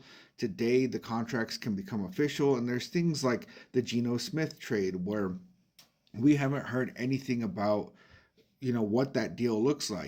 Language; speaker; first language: English; native; English